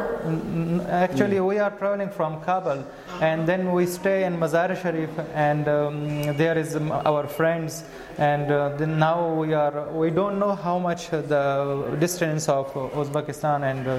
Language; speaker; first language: English; non-native, learner; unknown